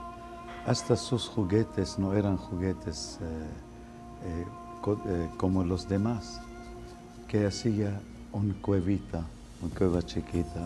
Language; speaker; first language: Spanish; non-native, fluent; Arabic